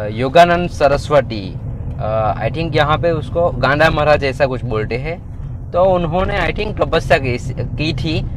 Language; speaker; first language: Hindi; non-native, local second language; Gujarati